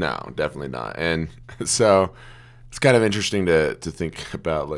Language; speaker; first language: English; native; English